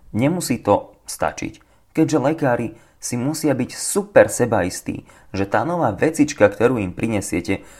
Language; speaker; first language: English; non-native, fluent; Slovak